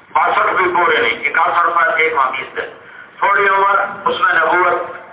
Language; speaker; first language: Urdu; non-native, local second language; Punjabi